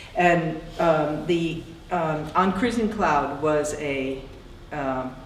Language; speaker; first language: English; native; English